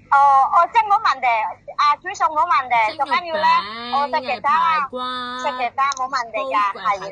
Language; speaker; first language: Chinese; non-native, learner; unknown